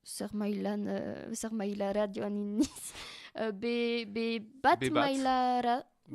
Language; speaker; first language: Basque; non-native, learner; French